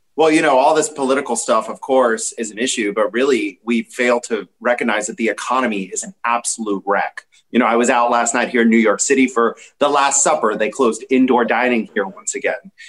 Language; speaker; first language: English; native; English